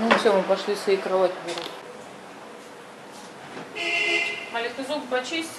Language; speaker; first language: Russian; native; Russian